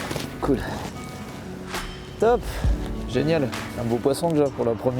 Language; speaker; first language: French; native; French